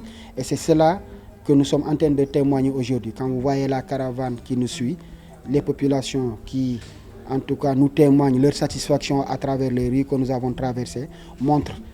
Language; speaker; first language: French; non-native, local second language; Wolof